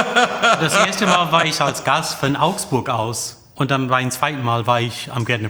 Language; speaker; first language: German; non-native, fluent; English